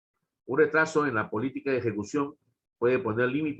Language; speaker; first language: Spanish; native; Spanish